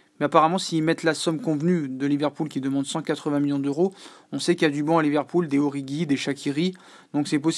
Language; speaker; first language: French; native; French